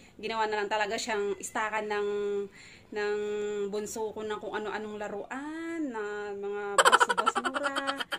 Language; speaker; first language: Filipino; native; Filipino